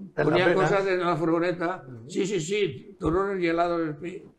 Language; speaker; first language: Spanish; native; Spanish